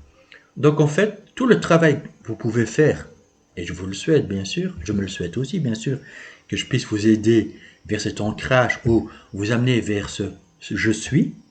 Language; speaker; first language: French; native; French